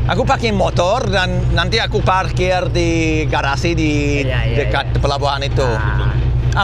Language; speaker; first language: Indonesian; non-native, fluent; English